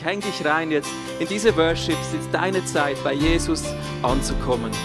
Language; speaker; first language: German; native; German